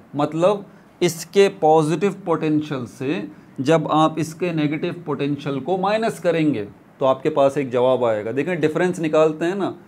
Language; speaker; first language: Urdu; native; Urdu